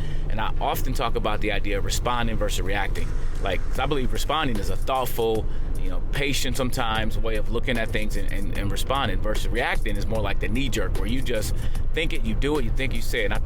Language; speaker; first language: English; native; English